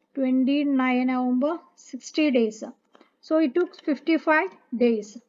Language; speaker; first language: English; non-native, local second language; Malayalam